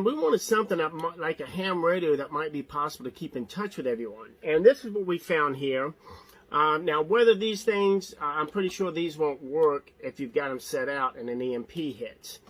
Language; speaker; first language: English; native; English